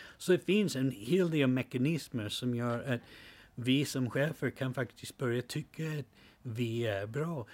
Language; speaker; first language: Swedish; non-native, fluent; English